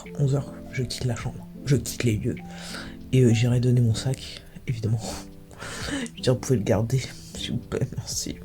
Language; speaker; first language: French; native; French